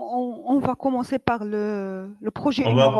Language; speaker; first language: French; non-native, local second language; Arabic